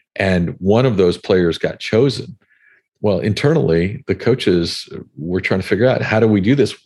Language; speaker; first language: English; native; English